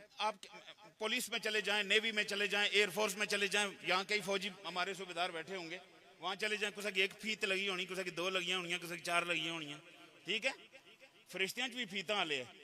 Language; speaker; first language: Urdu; non-native, local second language; Punjabi